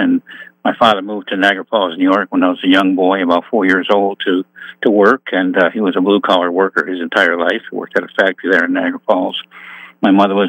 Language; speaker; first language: English; native; English